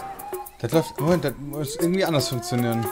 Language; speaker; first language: German; native; German